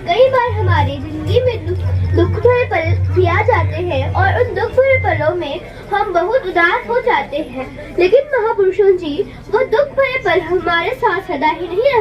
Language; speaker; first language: Hindi; native; Hindi